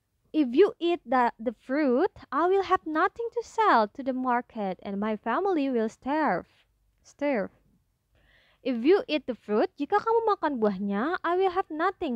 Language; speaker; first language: English; non-native, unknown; Indonesian